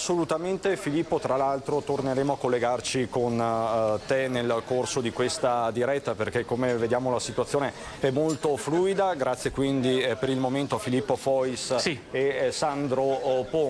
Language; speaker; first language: Italian; native; Italian